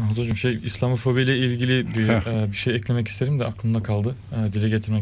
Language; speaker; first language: Turkish; early bilingual, heritage; Turkish